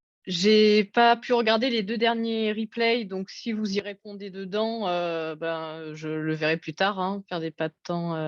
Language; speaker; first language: French; native; French